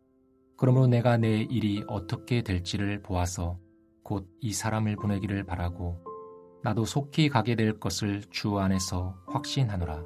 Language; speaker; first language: Korean; native; Korean